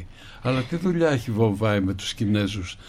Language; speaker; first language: Greek; native; Greek